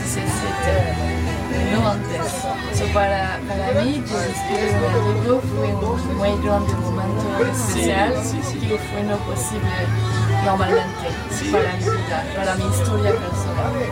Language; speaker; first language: Spanish; non-native, learner; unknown